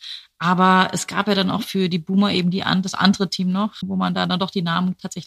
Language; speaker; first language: German; native; German